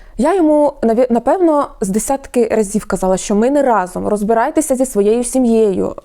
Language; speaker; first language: Ukrainian; non-native, local second language; Russian